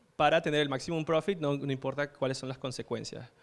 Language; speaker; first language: Spanish; native; Spanish